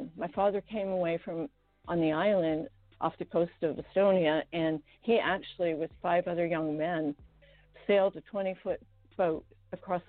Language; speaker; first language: English; non-native, fluent; Estonian